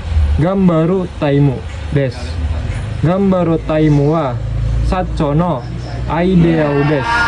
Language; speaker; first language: Japanese; non-native, learner; Indonesian